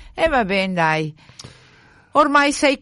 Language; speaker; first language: Italian; early bilingual, heritage; Italian